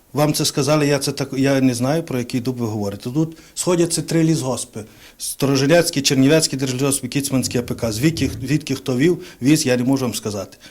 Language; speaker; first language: Ukrainian; native; Ukrainian